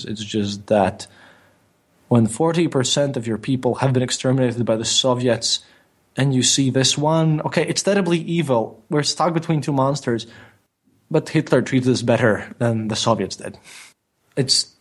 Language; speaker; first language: English; non-native, fluent; Latvian